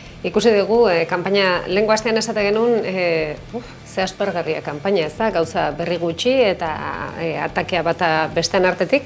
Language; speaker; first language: Basque; native; Basque